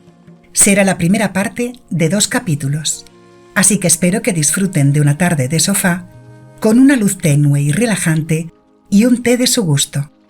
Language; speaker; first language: Spanish; native; Spanish